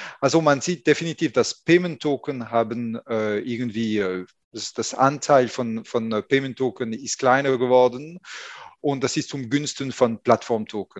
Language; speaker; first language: German; non-native, fluent; French